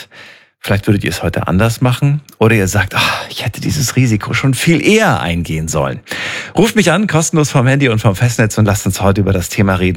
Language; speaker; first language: German; native; German